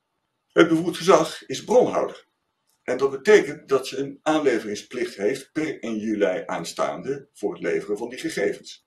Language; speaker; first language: Dutch; native; Dutch